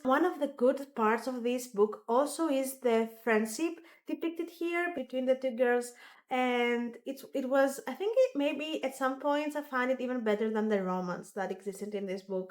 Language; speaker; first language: English; non-native, fluent; Greek